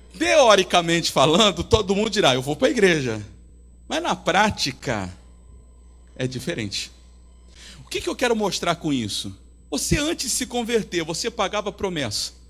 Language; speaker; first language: Portuguese; native; Portuguese